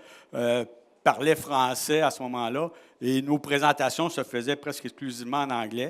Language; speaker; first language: French; native; French